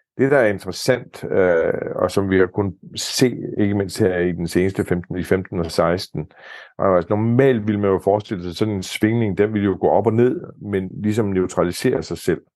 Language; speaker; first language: Danish; native; Danish